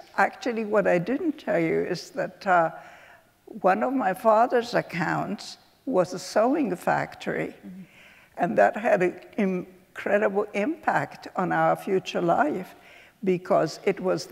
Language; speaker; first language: English; early bilingual, other home language; Polish